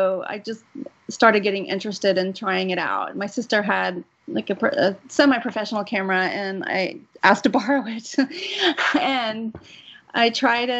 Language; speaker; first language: English; native; English